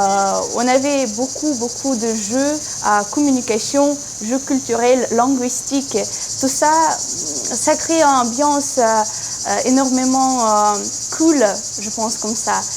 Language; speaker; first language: French; non-native, fluent; Ukrainian